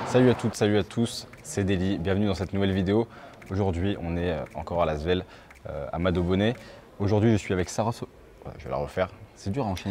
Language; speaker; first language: French; native; French